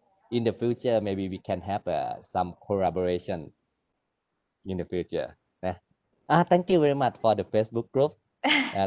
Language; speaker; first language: English; non-native, learner; Thai